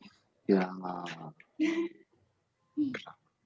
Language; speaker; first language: German; non-native, learner; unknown